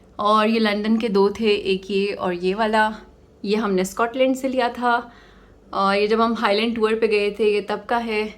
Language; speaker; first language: Urdu; native; Urdu